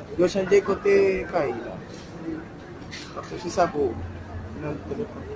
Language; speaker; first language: Haitian Creole; non-native, learner; Spanish